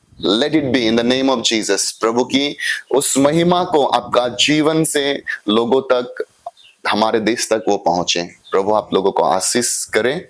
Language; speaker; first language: Hindi; non-native, local second language; Assamese